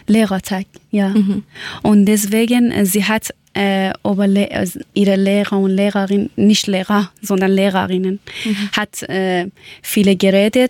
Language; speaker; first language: German; non-native, learner; Persian